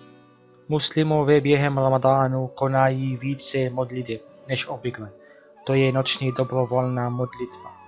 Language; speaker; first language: Czech; non-native, learner; Arabic